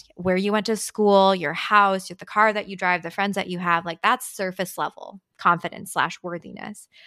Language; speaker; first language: English; early bilingual, other home language; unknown